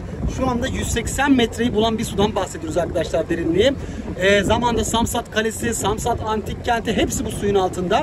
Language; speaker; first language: Turkish; native; Turkish